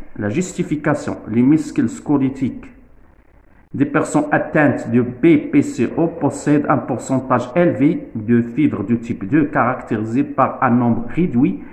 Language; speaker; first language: French; non-native, local second language; Arabic